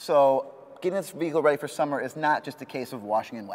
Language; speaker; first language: English; native; English